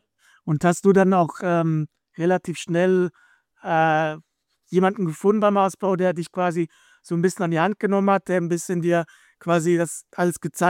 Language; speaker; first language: German; native; German